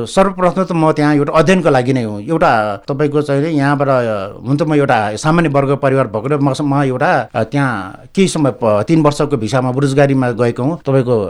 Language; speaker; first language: Nepali; non-native, local second language; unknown